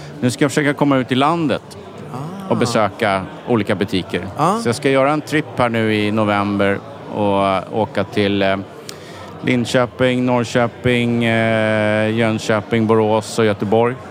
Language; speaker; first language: Swedish; native; Swedish